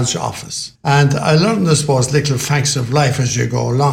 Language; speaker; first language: English; native; English